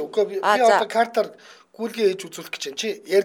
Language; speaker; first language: Mongolian; native; Mongolian